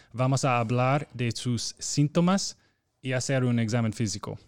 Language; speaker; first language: Spanish; non-native, fluent; English